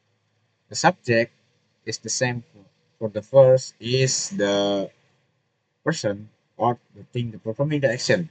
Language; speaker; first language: English; non-native, learner; Indonesian